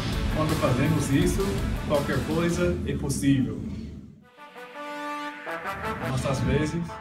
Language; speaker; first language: Portuguese; non-native, learner; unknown